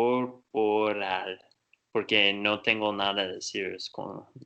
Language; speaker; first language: Spanish; non-native, learner; Portuguese